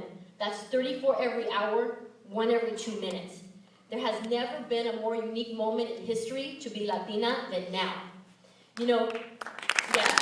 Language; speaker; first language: English; early bilingual, other home language; Spanish